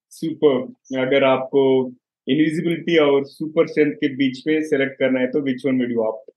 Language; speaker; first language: Hindi; non-native, local second language; Telugu